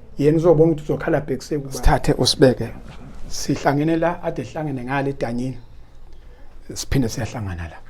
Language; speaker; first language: Zulu; native; Zulu